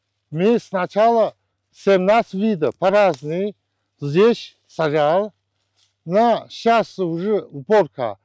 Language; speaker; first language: Russian; non-native, learner; Chinese